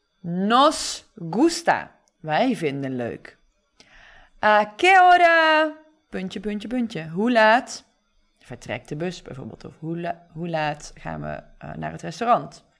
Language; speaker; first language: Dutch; native; Dutch